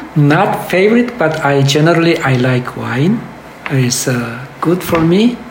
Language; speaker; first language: English; early bilingual, other home language; Korean